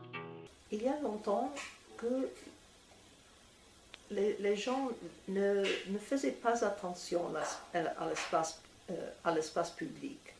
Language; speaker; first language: French; non-native, fluent; English